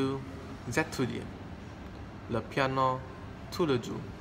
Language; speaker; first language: French; non-native, learner; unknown